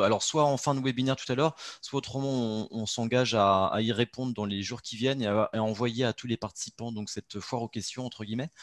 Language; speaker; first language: French; native; French